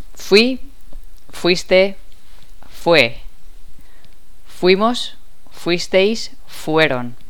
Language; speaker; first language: Spanish; native; Spanish